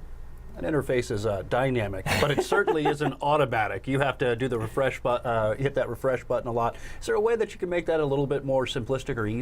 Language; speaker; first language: English; native; English